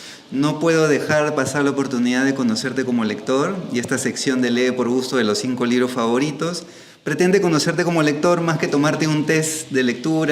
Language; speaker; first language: Spanish; native; Spanish